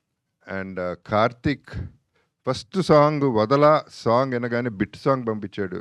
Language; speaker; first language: Telugu; native; Telugu